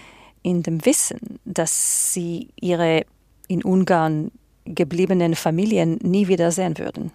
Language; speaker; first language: German; non-native, fluent; Hebrew